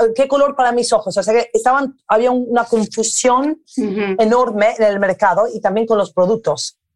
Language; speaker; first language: Spanish; early bilingual, other home language; English